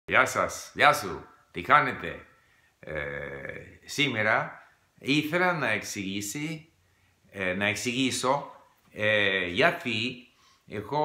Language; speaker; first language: Greek; non-native, learner; English